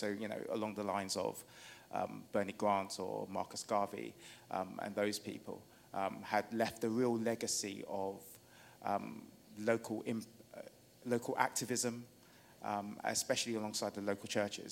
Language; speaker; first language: English; native; English